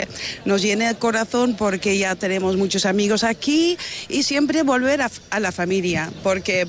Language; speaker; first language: Spanish; non-native, fluent; Dutch